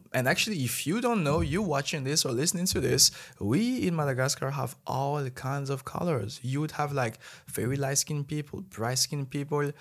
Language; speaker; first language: English; non-native, fluent; Malagasy